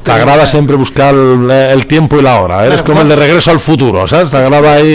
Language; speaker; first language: Catalan; native; Catalan